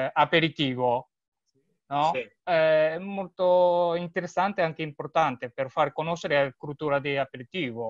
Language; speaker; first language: Italian; non-native, learner; Japanese